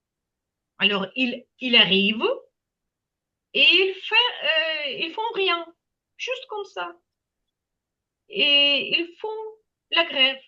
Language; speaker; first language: French; non-native, fluent; Ukrainian